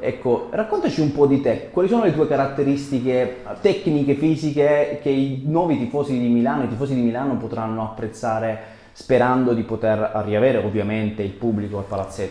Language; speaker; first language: Italian; native; Italian